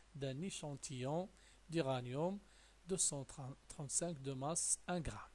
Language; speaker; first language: French; non-native, local second language; Arabic